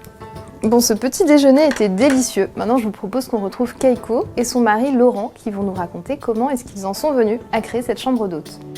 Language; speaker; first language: French; native; French